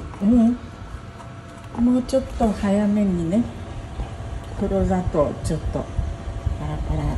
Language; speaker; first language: Japanese; early bilingual, heritage; Japanese